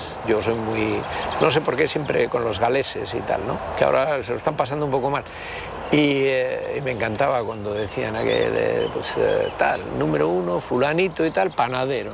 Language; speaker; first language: Spanish; native; Spanish